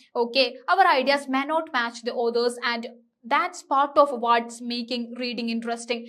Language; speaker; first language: English; non-native, local second language; Malayalam